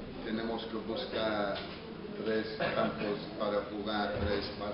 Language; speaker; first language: Spanish; non-native, fluent; English